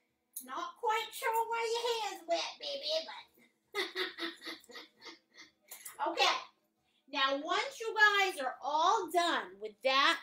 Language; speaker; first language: English; native; English